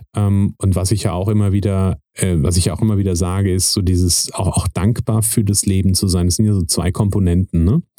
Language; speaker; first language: German; native; German